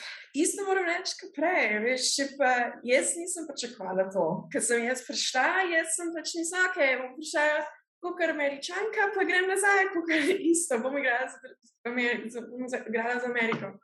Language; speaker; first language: Slovenian; early bilingual, heritage; Slovenian